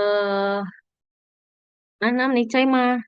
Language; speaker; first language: Chinese; non-native, fluent; Indonesian